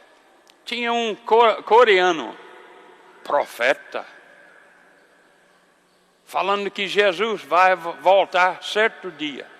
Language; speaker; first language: Portuguese; non-native, fluent; English